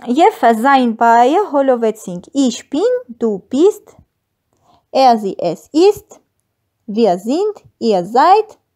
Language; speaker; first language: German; non-native, fluent; Armenian